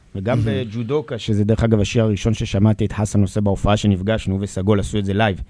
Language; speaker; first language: Hebrew; native; Hebrew